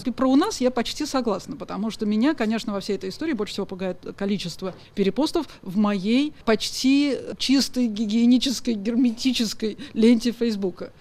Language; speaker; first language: Russian; native; Russian